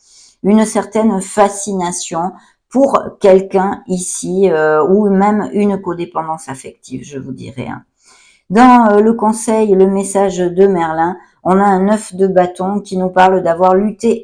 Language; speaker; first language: French; native; French